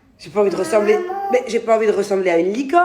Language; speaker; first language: French; native; French